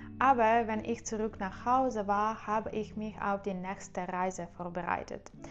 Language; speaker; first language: German; non-native, learner; Ukrainian